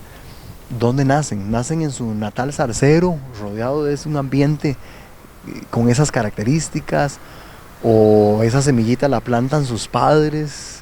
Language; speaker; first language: Spanish; native; Spanish